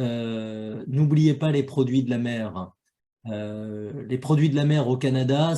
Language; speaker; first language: French; native; French